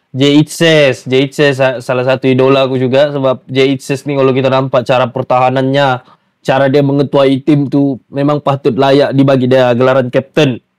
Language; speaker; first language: Malay; native; Malay